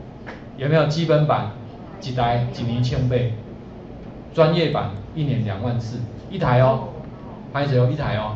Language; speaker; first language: Chinese; native; Chinese